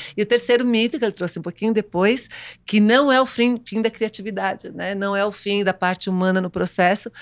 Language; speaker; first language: Portuguese; native; Portuguese